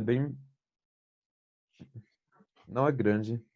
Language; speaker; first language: Portuguese; non-native, fluent; English